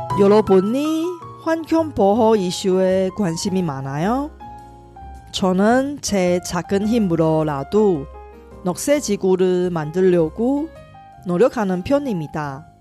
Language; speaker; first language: Korean; non-native, fluent; Chinese